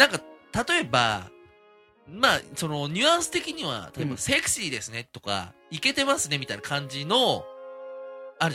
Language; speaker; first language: Japanese; native; Japanese